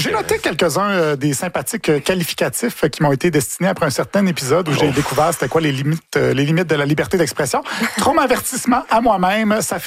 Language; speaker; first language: French; native; French